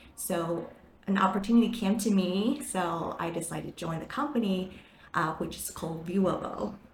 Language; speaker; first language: English; non-native, fluent; Chinese